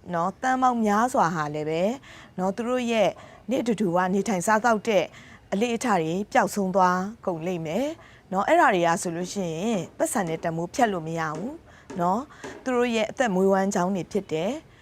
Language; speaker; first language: Burmese; non-native, local second language; S'gaw Karen